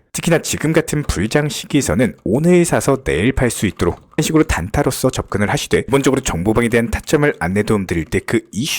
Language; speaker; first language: Korean; native; Korean